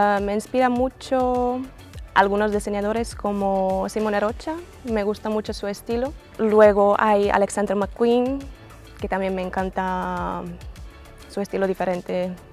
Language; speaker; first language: Spanish; non-native, fluent; Russian